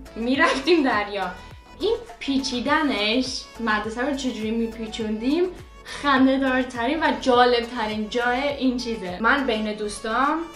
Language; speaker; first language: Persian; early bilingual, heritage; Persian